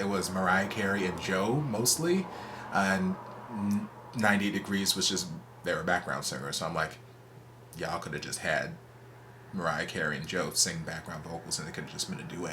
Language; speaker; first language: English; native; English